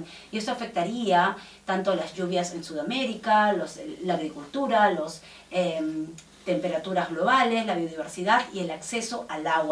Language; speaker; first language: Spanish; native; Spanish